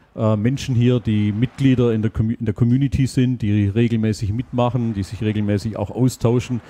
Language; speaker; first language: German; native; German